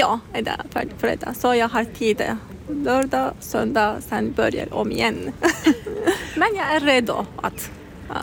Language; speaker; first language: Swedish; non-native, learner; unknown